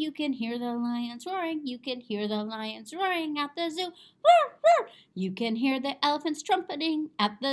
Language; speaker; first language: English; native; English